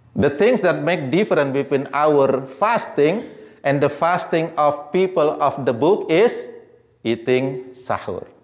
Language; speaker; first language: English; non-native, fluent; Indonesian